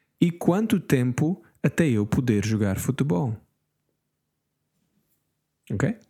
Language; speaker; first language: Portuguese; non-native, learner; English